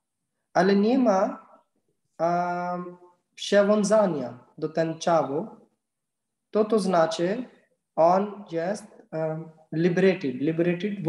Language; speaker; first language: Polish; non-native, learner; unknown